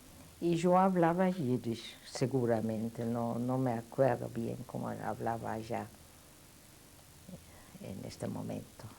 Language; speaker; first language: Spanish; non-native, fluent; Yiddish